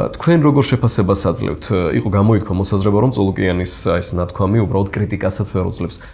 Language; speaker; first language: Georgian; native; Georgian